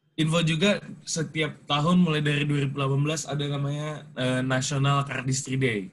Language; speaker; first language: Indonesian; native; Indonesian